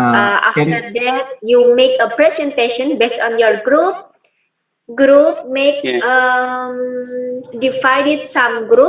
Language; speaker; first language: English; non-native, learner; Indonesian